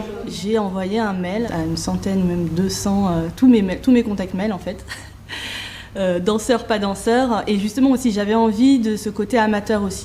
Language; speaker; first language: French; native; French